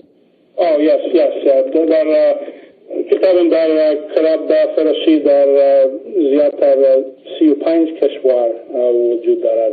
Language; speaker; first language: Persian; non-native, learner; English